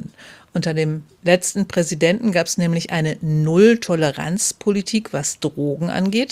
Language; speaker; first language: German; native; German